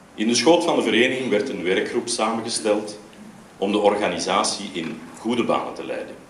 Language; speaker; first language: Dutch; native; Dutch